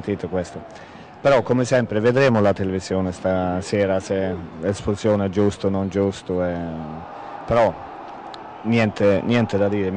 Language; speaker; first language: Italian; non-native, fluent; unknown